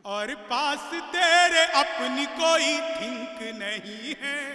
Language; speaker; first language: Hindi; native; Hindi